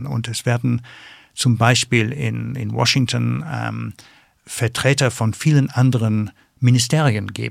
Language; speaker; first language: German; non-native, fluent; English